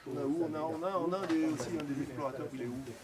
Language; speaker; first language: French; native; French